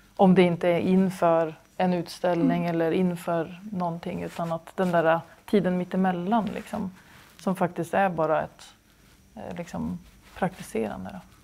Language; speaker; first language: Swedish; native; Swedish